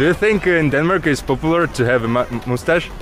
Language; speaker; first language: English; non-native, learner; Russian